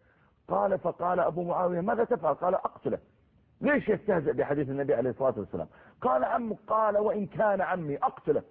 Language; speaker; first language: Arabic; native; Arabic